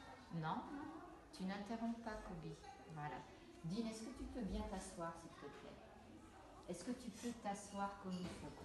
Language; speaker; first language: French; native; French